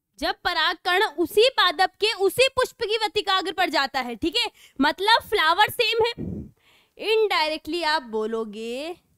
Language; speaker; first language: Hindi; native; Hindi